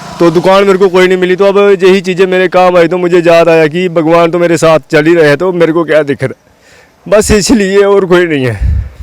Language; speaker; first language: Hindi; non-native, local second language; Dogri